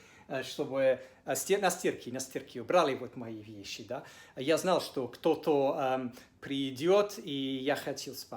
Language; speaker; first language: Russian; non-native, fluent; English